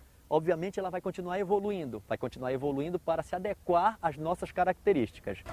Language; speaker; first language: Portuguese; native; Portuguese